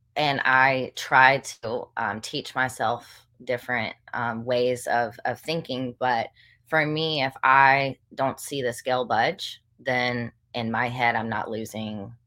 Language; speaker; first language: English; native; English